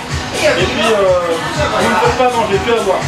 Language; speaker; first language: French; native; French